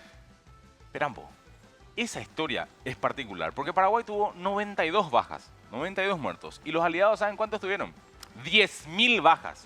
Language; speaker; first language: Spanish; native; Spanish